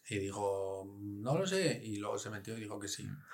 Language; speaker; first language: Spanish; early bilingual, other home language; English